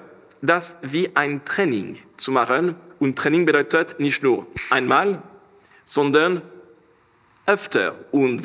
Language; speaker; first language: German; non-native, fluent; French